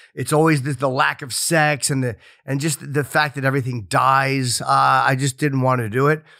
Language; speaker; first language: English; native; English